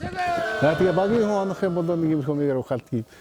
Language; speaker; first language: Mongolian; native; Mongolian